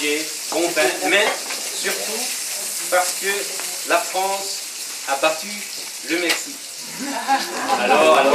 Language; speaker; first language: French; non-native, fluent; Dutch